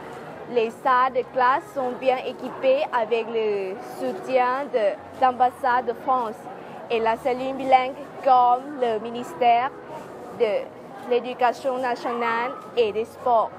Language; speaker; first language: French; non-native, fluent; Lao